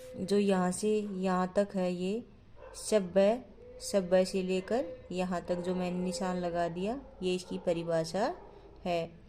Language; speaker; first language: Hindi; native; Hindi